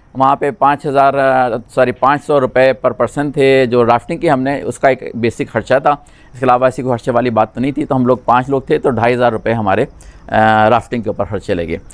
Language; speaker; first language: Urdu; native; Urdu